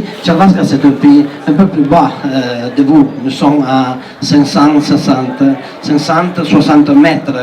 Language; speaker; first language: French; non-native, learner; Italian